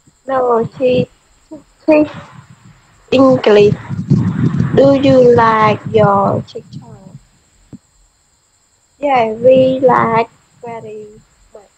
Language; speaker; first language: English; non-native, learner; Khmer